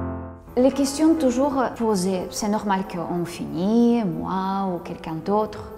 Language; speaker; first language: French; non-native, learner; Russian